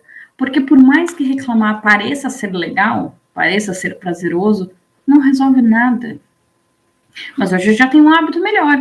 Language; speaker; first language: Portuguese; native; Portuguese